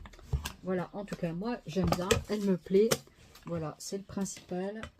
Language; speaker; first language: French; native; French